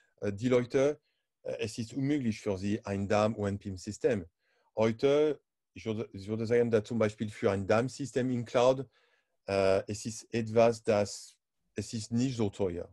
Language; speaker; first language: German; non-native, learner; French